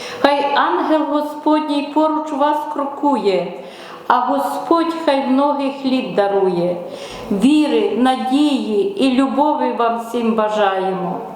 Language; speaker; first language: Ukrainian; native; Ukrainian